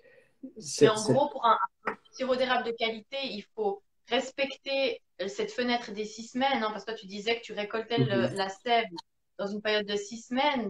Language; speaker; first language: French; native; French